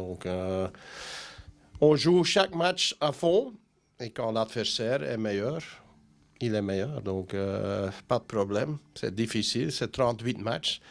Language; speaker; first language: French; non-native, learner; Dutch